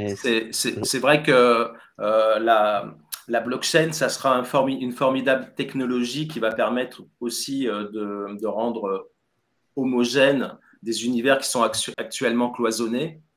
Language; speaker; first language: French; native; French